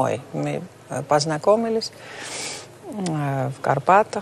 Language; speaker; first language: Russian; non-native, fluent; Dutch